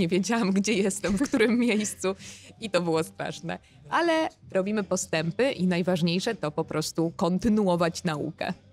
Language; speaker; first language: Polish; native; Polish